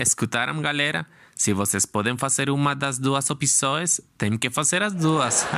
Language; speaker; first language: Portuguese; non-native, learner; Spanish